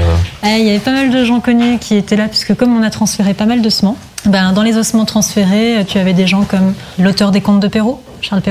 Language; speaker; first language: French; native; French